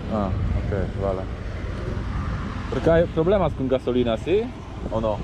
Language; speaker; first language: Spanish; non-native, learner; Polish